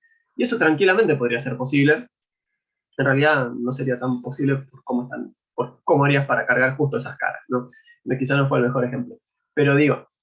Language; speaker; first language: Spanish; native; Spanish